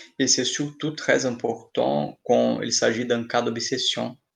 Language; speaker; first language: French; non-native, fluent; Portuguese